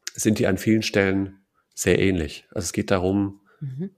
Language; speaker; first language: German; native; German